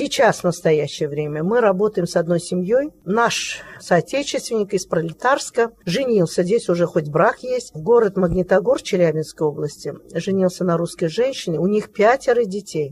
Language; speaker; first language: Russian; non-native, local second language; Tajik